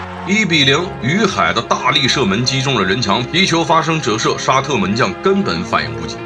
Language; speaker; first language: Chinese; native; Chinese